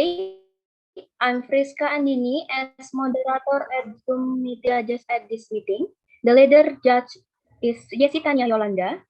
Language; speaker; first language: English; non-native, learner; Indonesian